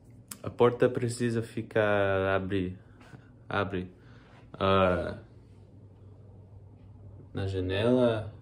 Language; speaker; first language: Portuguese; early bilingual, heritage; English